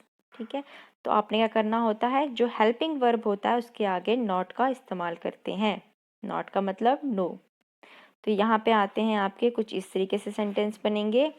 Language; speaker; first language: Hindi; non-native, local second language; Punjabi